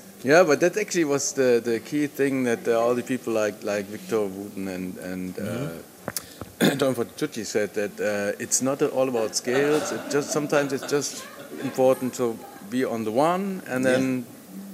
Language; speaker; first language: English; non-native, fluent; German